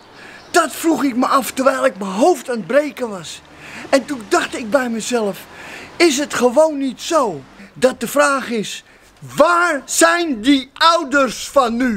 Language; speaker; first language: Dutch; native; Dutch